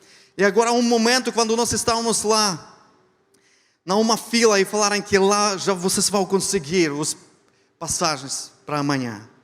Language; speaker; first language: Portuguese; non-native, fluent; Ukrainian